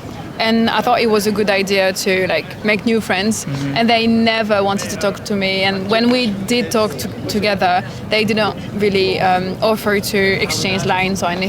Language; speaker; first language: English; non-native, fluent; French